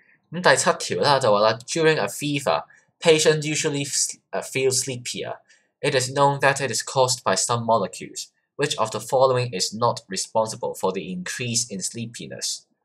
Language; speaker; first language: English; non-native, local second language; Cantonese